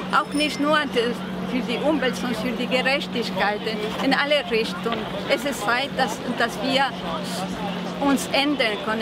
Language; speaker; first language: German; non-native, fluent; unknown